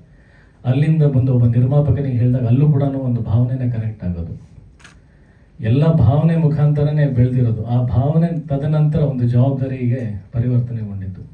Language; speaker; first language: Kannada; native; Kannada